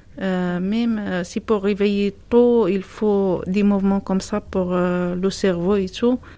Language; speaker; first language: French; non-native, learner; Arabic